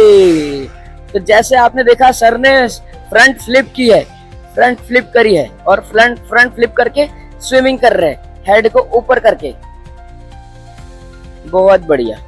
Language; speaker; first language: Hindi; native; Hindi